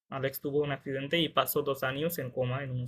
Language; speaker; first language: Spanish; non-native, fluent; Bangla